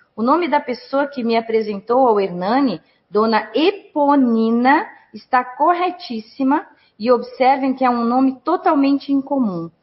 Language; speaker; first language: Portuguese; native; Portuguese